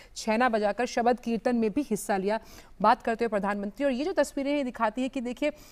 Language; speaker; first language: Hindi; native; Hindi